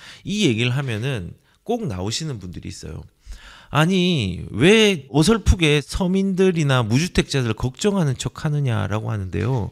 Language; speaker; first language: Korean; native; Korean